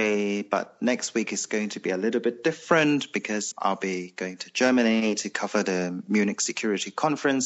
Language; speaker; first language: English; non-native, local second language; Cantonese